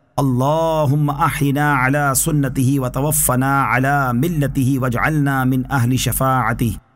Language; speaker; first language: Arabic; non-native, fluent; Urdu